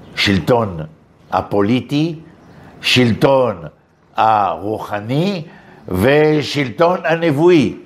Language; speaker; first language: Hebrew; non-native, fluent; French